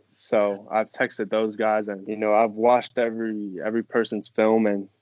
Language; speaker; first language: English; non-native, fluent; French